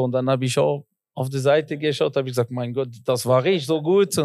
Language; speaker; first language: German; non-native, local second language; French